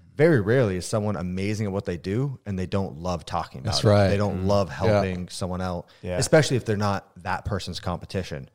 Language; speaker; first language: English; native; English